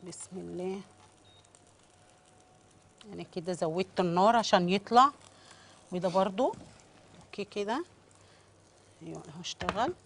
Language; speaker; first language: Arabic; native; Arabic